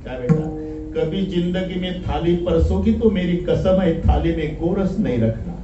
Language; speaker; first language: Hindi; non-native, local second language; Marathi